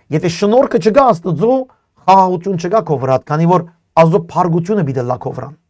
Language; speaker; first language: Armenian; native; Armenian